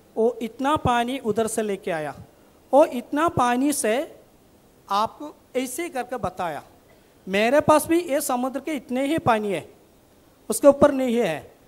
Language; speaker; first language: Hindi; non-native, local second language; Malayalam